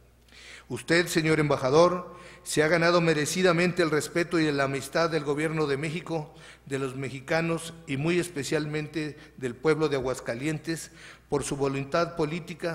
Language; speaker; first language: Spanish; native; Spanish